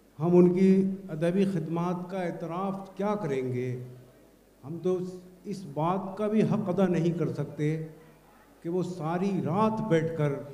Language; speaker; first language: Urdu; native; Urdu